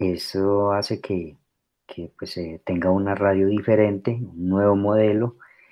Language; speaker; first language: Spanish; native; Spanish